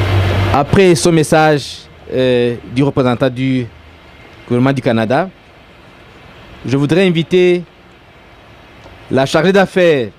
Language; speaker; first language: French; non-native, local second language; Kinyarwanda